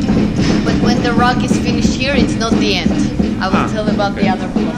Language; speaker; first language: English; non-native, fluent; Armenian